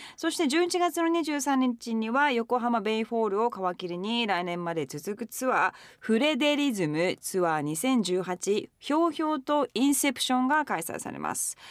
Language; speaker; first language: Japanese; native; Japanese